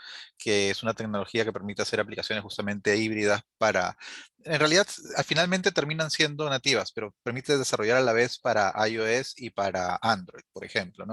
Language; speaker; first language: Spanish; native; Spanish